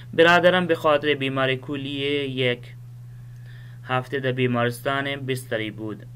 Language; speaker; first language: Persian; non-native, fluent; Urdu